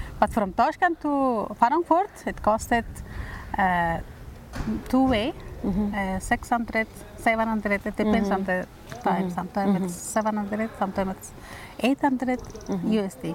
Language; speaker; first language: English; non-native, fluent; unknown